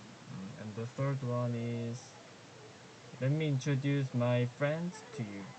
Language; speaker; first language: English; non-native, learner; Korean